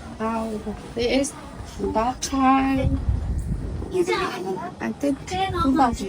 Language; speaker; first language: English; non-native, learner; Burmese